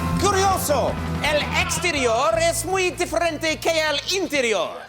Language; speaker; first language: Spanish; non-native, learner; English